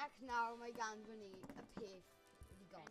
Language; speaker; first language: Welsh; non-native, local second language; English